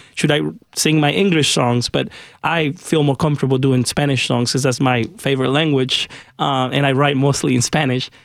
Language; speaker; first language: English; early bilingual, other home language; Spanish